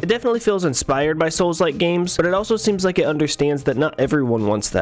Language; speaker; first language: English; native; English